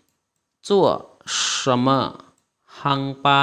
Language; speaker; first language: Chinese; non-native, fluent; Lao